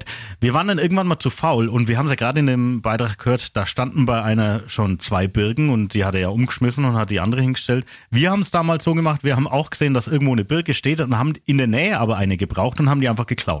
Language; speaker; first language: German; native; German